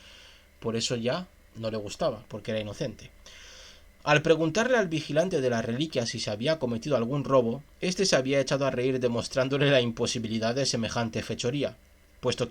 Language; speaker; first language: Spanish; native; Spanish